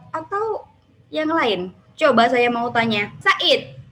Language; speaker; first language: Indonesian; native; Indonesian